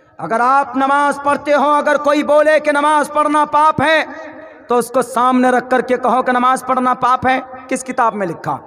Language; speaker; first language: Urdu; native; Urdu